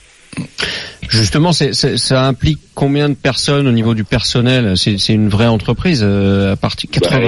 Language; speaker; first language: French; native; French